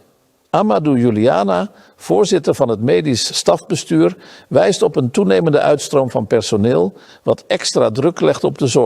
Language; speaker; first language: Dutch; native; Dutch